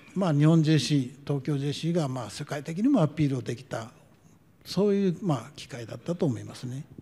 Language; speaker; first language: Japanese; native; Japanese